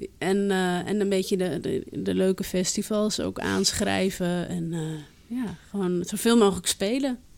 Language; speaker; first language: Dutch; early bilingual, other home language; Arabic